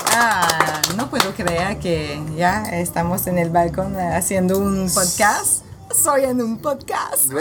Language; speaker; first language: Spanish; non-native, learner; French